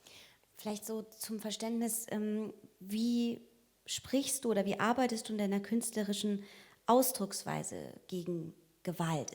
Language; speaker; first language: German; native; German